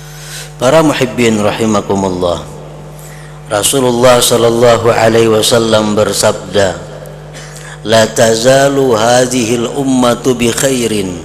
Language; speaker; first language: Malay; non-native, local second language; Banjar